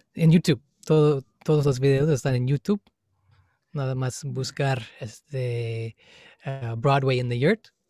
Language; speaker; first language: Spanish; non-native, fluent; English